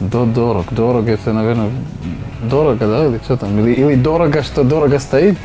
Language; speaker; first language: Russian; non-native, learner; Slovak